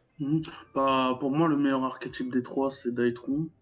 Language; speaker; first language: French; native; French